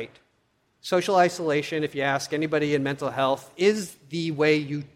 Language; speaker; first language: English; native; English